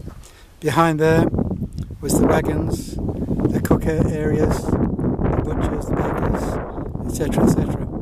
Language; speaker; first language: English; native; English